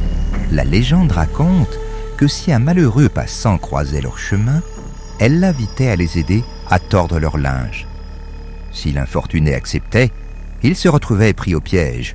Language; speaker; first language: French; native; French